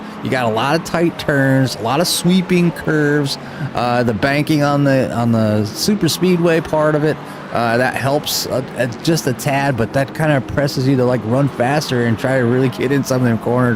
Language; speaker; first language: English; native; English